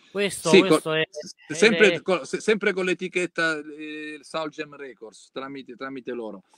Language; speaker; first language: Italian; native; Italian